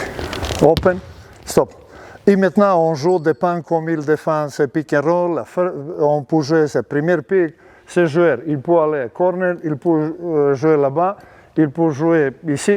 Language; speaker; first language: French; non-native, learner; Serbian